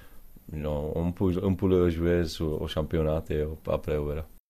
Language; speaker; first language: French; non-native, learner; Czech